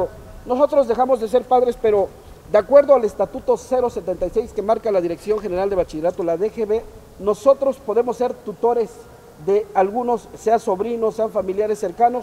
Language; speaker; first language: Spanish; native; Spanish